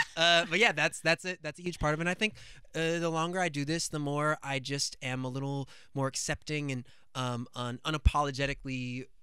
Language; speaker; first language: English; native; English